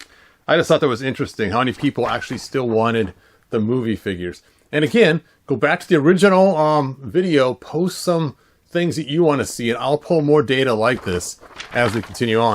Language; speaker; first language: English; native; English